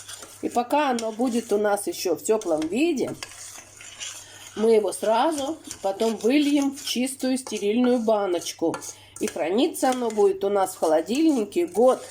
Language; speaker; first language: Russian; native; Russian